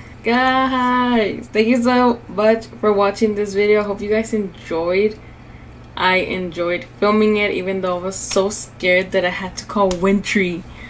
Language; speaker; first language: English; early bilingual, other home language; Spanish